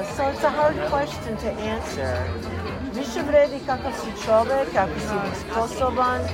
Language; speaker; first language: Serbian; early bilingual, heritage; Serbian